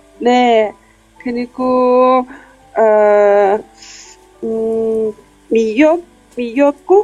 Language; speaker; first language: Korean; non-native, learner; Chinese